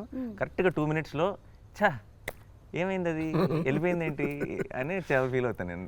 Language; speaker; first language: Telugu; native; Telugu